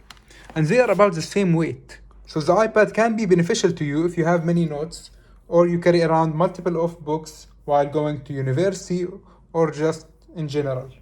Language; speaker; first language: English; non-native, fluent; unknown